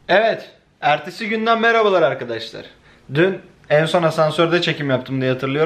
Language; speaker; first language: Turkish; native; Turkish